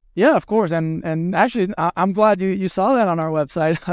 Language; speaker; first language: English; early bilingual, other home language; Spanish